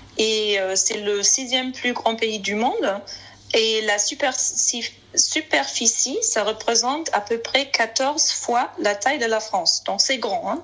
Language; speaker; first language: French; non-native, fluent; German